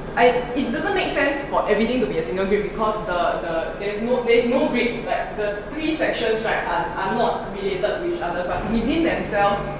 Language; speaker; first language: English; non-native, local second language; Min Nan Chinese